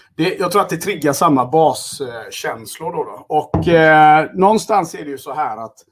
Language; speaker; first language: Swedish; early bilingual, other home language; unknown